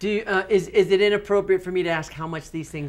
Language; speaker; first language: English; native; English